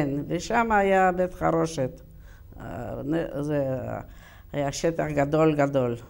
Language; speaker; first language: Hebrew; non-native, learner; Yiddish